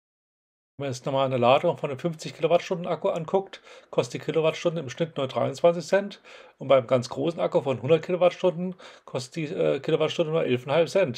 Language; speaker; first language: German; native; German